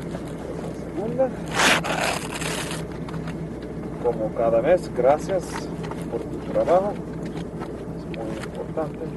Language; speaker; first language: Spanish; non-native, fluent; English